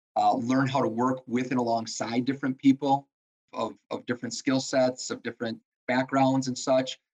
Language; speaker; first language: English; native; English